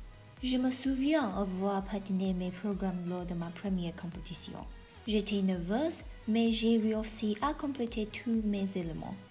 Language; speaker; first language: French; non-native, learner; Chinese